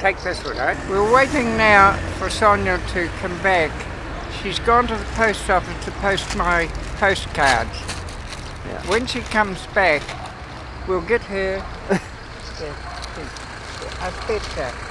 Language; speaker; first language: English; native; English